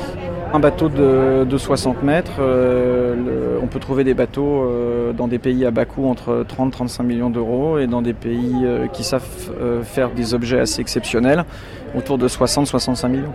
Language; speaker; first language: French; native; French